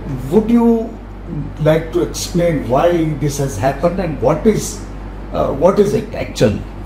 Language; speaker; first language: English; non-native, local second language; Urdu